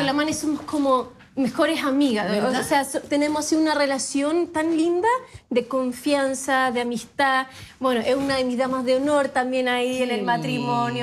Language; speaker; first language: Spanish; native; Spanish